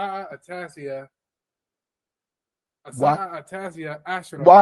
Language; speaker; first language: Arabic; non-native, learner; English